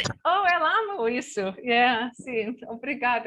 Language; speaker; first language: Portuguese; non-native, learner; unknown